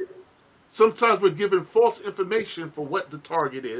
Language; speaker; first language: English; native; English